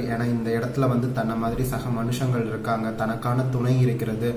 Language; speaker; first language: Tamil; native; Tamil